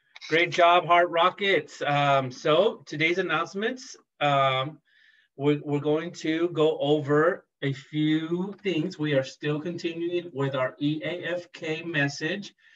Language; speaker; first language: English; native; English